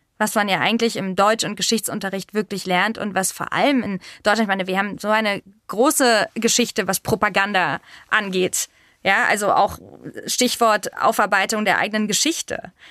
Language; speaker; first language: German; native; German